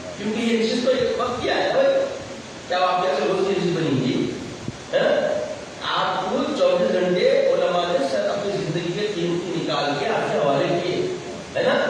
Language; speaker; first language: Urdu; native; Urdu